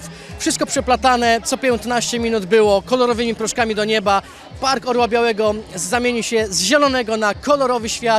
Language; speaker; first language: Polish; native; Polish